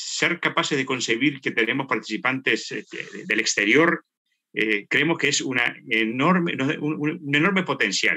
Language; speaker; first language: Spanish; native; Spanish